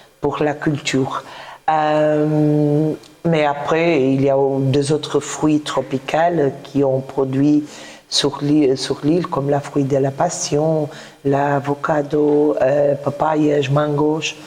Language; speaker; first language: French; non-native, fluent; Portuguese